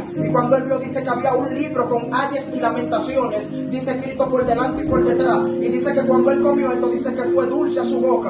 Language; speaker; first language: Spanish; native; Spanish